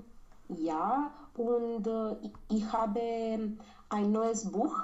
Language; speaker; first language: German; non-native, learner; Romanian